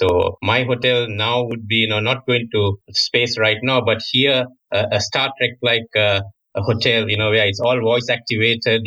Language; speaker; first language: English; non-native, local second language; Tamil